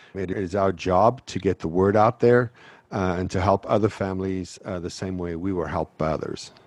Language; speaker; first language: English; native; English